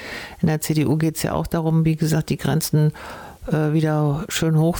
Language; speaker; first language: German; native; German